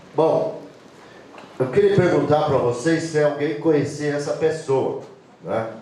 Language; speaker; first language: Portuguese; non-native, fluent; English